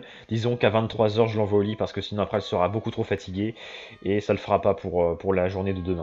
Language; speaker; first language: French; native; French